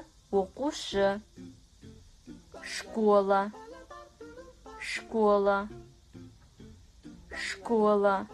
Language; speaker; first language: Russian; non-native, fluent; Kazakh